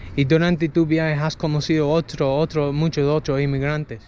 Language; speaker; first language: Spanish; non-native, learner; English